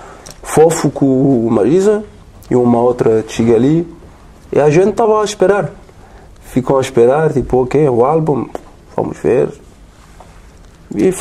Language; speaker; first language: Portuguese; non-native, learner; French